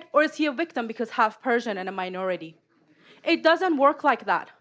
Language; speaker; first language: English; non-native, fluent; Persian